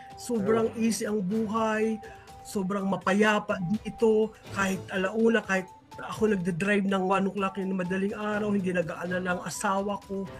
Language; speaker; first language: Filipino; non-native, local second language; Waray